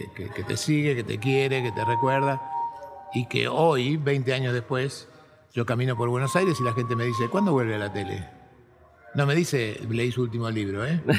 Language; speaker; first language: Spanish; native; Spanish